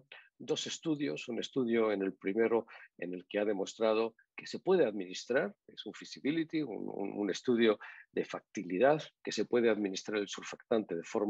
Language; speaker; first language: Spanish; native; Spanish